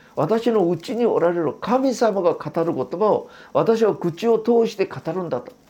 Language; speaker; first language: Japanese; non-native, fluent; Korean